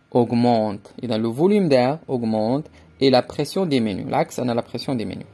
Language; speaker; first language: French; non-native, local second language; Arabic